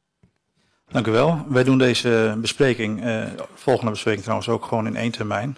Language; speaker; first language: Dutch; native; Dutch